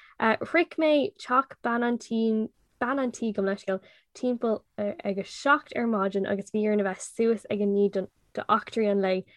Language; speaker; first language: Irish; non-native, local second language; English